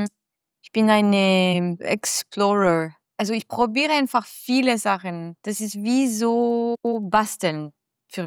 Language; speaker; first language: German; non-native, fluent; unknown